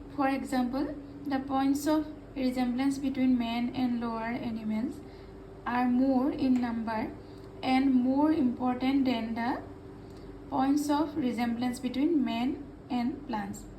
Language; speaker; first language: English; non-native, local second language; Assamese